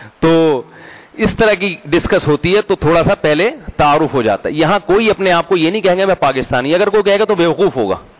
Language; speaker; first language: Urdu; native; Urdu